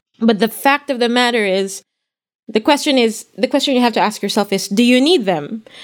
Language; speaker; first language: English; non-native, local second language; Filipino